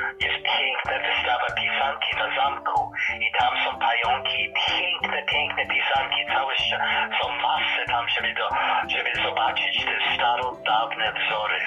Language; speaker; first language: Polish; early bilingual, heritage; Polish